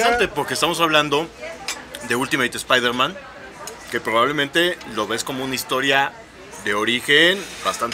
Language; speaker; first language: Spanish; native; Spanish